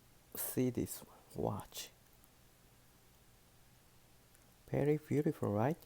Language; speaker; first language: English; non-native, learner; Korean